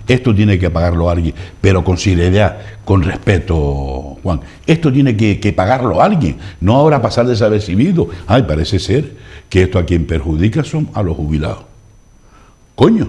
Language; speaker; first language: Spanish; native; Spanish